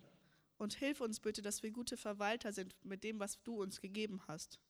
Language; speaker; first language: German; early bilingual, heritage; German